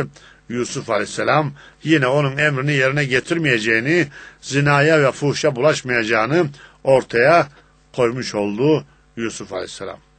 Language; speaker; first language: Turkish; native; Turkish